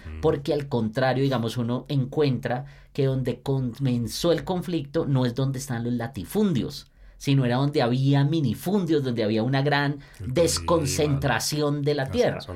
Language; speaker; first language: Spanish; native; Spanish